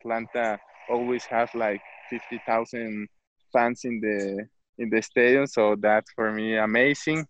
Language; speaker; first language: English; non-native, fluent; Spanish